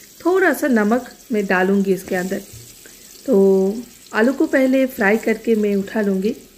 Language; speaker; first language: Hindi; non-native, local second language; Bangla